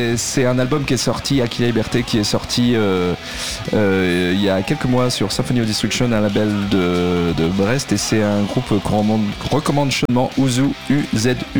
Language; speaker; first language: French; native; French